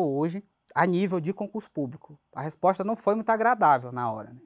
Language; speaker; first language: Portuguese; native; Portuguese